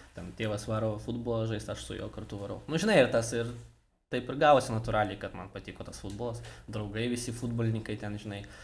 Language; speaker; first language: Lithuanian; non-native, local second language; Russian